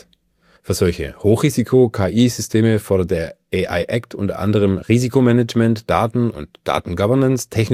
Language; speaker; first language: German; native; German